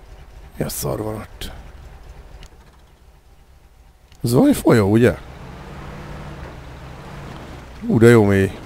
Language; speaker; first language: Hungarian; native; Hungarian